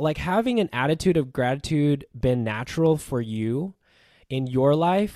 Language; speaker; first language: English; native; English